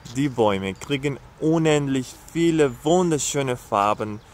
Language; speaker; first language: German; non-native, fluent; Spanish